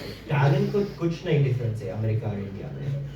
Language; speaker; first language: Hindi; early bilingual, heritage; English